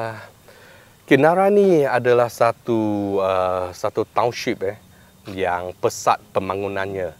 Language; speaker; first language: Malay; non-native, local second language; Chinese